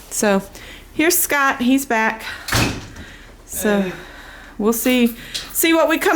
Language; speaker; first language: English; native; English